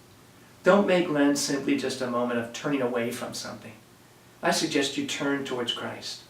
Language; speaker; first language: English; native; English